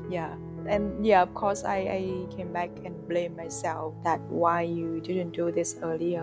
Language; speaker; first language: English; non-native, fluent; Vietnamese